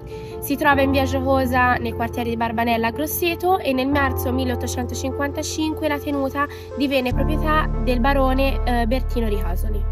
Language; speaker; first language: Italian; native; Italian